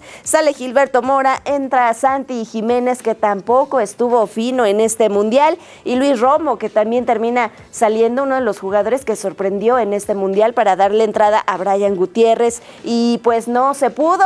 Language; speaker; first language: Spanish; native; Spanish